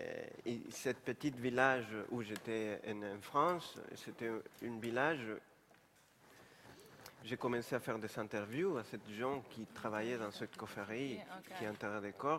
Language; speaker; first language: French; non-native, fluent; Spanish